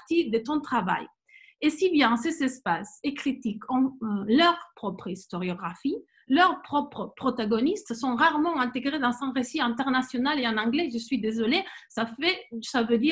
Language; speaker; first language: French; non-native, fluent; Spanish